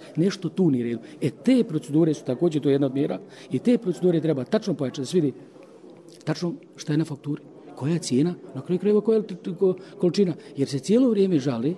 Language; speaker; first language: Croatian; native; Croatian